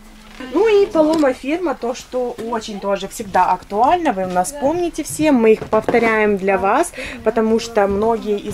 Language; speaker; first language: Russian; native; Russian